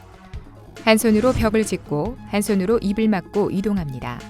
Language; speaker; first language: Korean; non-native, fluent; Vietnamese